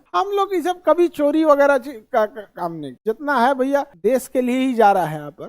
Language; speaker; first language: Hindi; native; Hindi